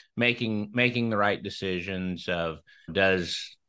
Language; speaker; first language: English; native; English